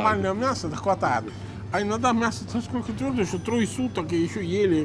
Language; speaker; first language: Russian; non-native, fluent; Italian